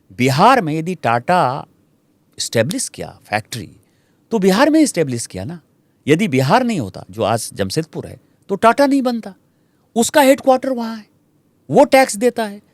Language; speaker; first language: Hindi; native; Hindi